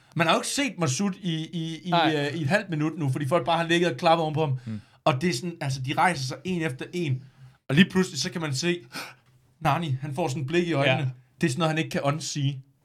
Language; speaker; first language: Danish; native; Danish